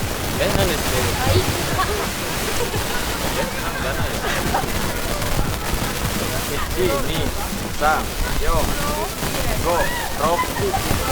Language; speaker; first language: Japanese; non-native, learner; Indonesian